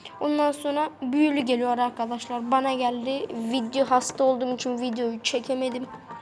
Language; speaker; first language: Turkish; native; Turkish